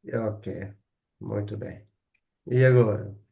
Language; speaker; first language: Portuguese; non-native, fluent; Bangla